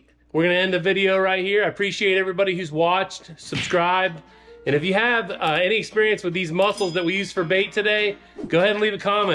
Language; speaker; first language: English; native; English